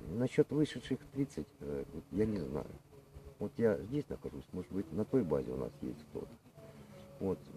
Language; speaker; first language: Russian; native; Russian